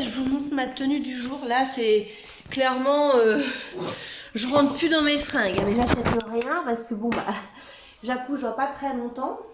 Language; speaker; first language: French; native; French